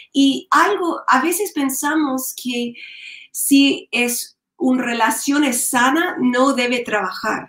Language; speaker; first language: Spanish; non-native, learner; English